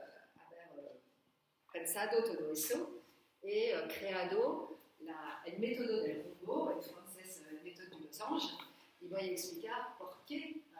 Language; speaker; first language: Spanish; non-native, learner; French